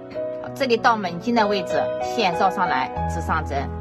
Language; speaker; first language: Chinese; native; Chinese